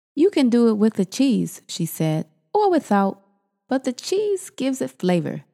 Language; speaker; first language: English; native; English